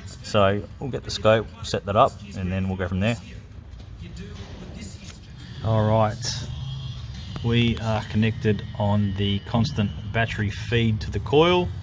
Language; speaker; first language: English; native; English